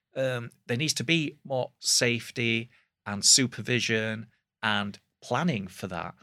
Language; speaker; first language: English; native; English